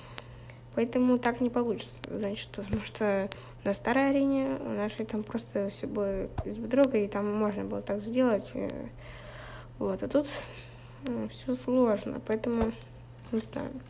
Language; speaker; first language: Russian; native; Russian